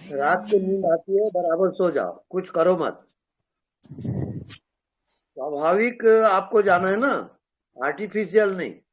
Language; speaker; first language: Hindi; native; Hindi